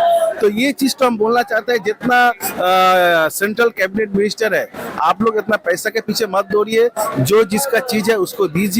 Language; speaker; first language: Hindi; non-native, local second language; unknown